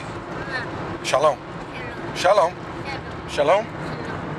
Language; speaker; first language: Hebrew; early bilingual, other home language; English